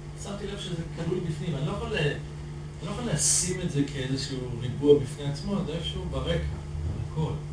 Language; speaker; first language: Hebrew; native; Hebrew